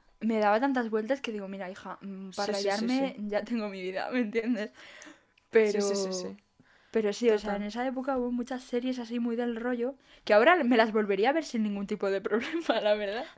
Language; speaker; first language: Spanish; native; Spanish